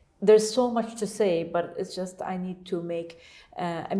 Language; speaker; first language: English; non-native, fluent; Arabic